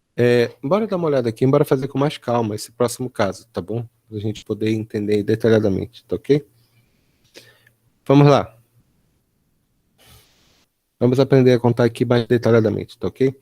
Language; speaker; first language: Portuguese; native; Portuguese